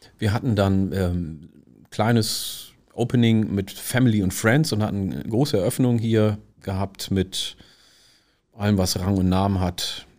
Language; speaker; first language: German; early bilingual, other home language; Oromo